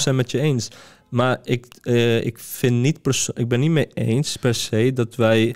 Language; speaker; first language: Dutch; early bilingual, other home language; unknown